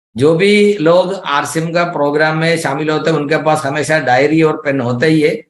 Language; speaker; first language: Hindi; non-native, local second language; Malayalam